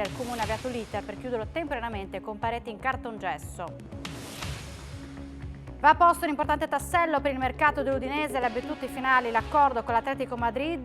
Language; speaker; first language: Italian; native; Italian